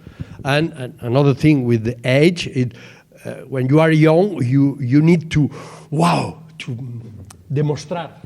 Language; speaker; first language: English; non-native, learner; Catalan